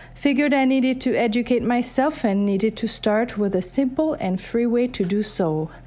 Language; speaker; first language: English; non-native, fluent; French